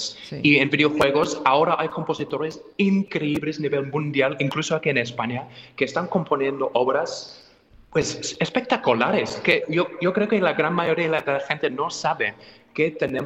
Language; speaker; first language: Spanish; non-native, fluent; English